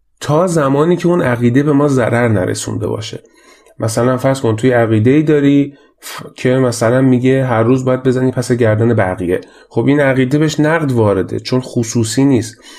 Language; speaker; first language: Persian; native; Persian